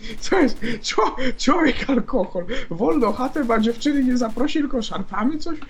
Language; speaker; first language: Polish; native; Polish